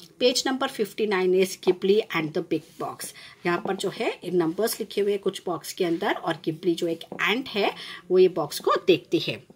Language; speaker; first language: Hindi; non-native, local second language; Gujarati